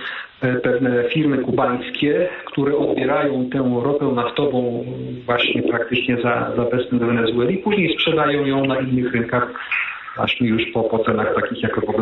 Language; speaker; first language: Polish; native; Polish